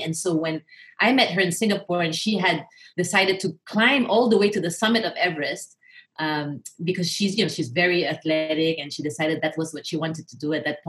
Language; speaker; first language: English; non-native, local second language; French